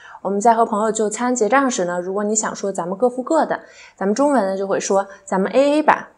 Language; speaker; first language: Chinese; native; Chinese